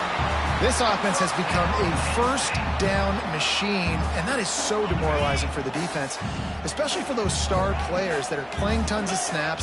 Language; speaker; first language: English; native; English